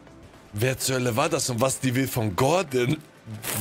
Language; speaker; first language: German; native; German